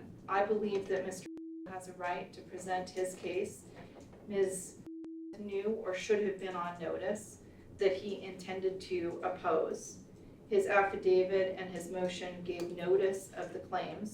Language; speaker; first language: English; native; English